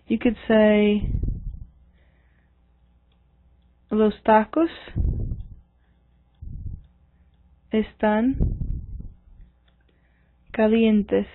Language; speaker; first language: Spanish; non-native, fluent; English